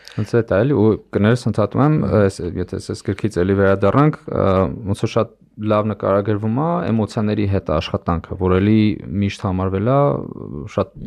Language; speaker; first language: Armenian; native; Armenian